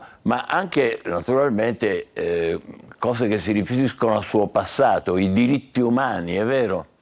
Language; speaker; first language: Italian; native; Italian